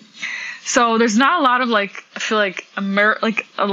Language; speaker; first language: English; early bilingual, other home language; Polish